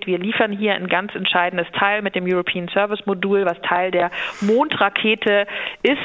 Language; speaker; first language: German; native; German